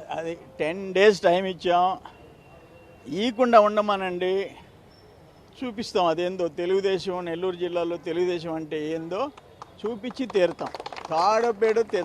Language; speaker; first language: Telugu; native; Telugu